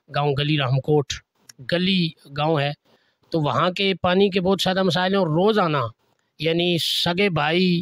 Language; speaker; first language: Urdu; non-native, local second language; Northern Hindko